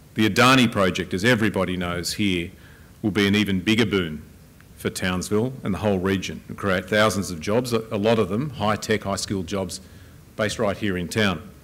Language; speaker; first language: English; native; English